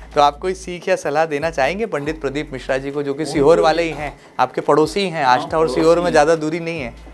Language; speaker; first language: Hindi; native; Hindi